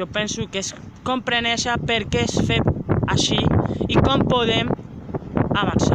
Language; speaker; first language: Catalan; non-native, local second language; Spanish